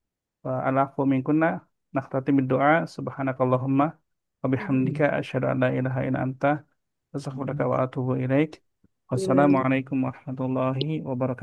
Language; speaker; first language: Arabic; non-native, fluent; Indonesian